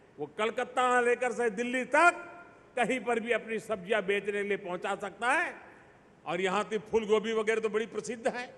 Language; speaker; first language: Hindi; non-native, local second language; Gujarati